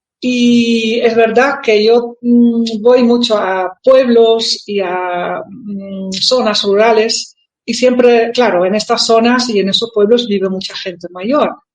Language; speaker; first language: Spanish; non-native, fluent; Dutch